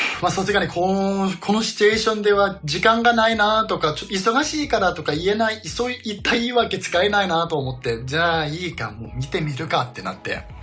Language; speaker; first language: Japanese; non-native, fluent; Danish